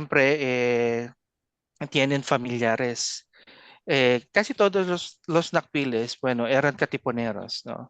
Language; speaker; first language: Spanish; non-native, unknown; Filipino